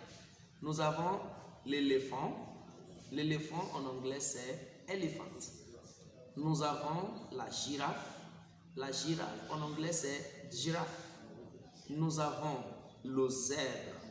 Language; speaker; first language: French; non-native, fluent; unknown